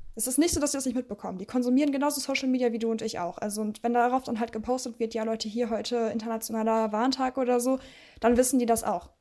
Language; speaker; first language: German; early bilingual, other home language; Russian